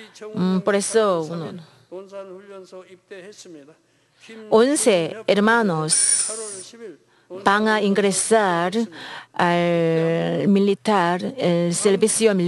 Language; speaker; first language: Spanish; non-native, learner; Korean